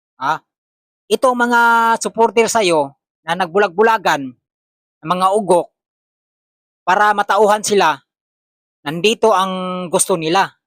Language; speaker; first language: Filipino; native; Filipino